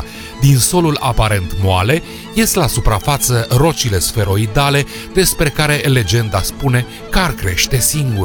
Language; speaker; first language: Romanian; native; Romanian